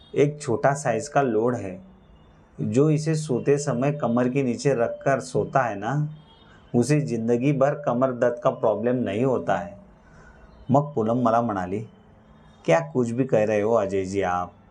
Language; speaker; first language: Hindi; non-native, local second language; Marathi